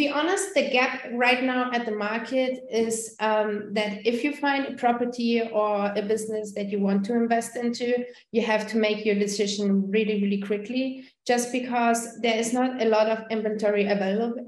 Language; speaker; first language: English; non-native, fluent; German